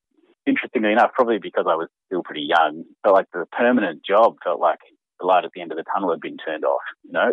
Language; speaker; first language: English; native; English